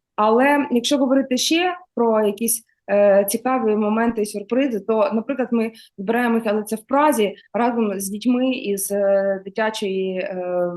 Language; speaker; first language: Ukrainian; native; Ukrainian